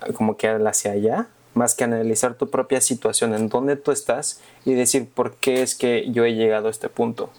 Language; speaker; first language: Spanish; early bilingual, heritage; Spanish